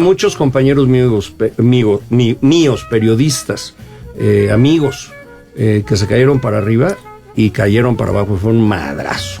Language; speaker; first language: Spanish; native; Spanish